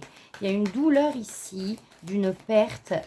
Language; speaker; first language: French; native; French